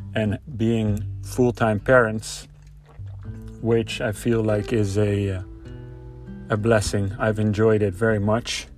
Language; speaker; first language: English; non-native, fluent; Dutch